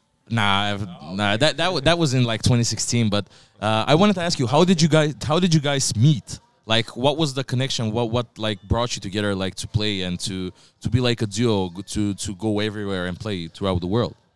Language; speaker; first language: English; non-native, fluent; Macedonian